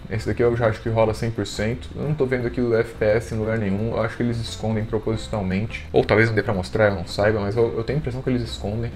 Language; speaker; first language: Portuguese; native; Portuguese